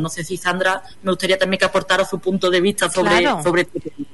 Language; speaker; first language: Spanish; native; Spanish